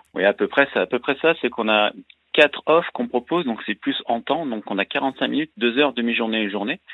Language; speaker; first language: French; native; French